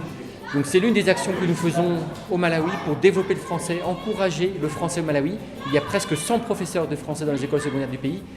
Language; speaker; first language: French; native; French